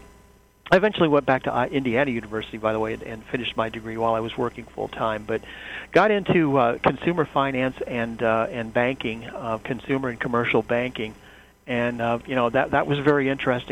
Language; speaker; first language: English; native; English